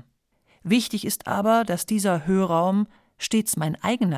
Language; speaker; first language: German; native; German